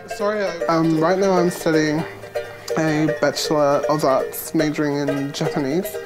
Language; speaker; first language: English; native; English